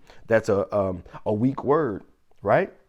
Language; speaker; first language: English; native; English